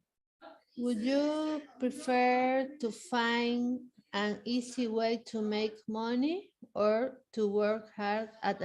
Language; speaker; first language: English; non-native, learner; Spanish